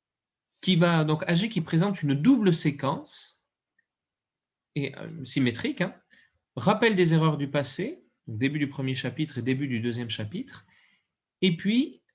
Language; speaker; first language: French; native; French